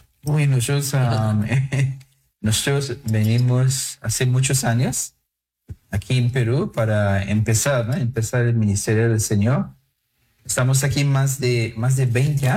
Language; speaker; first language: Spanish; non-native, fluent; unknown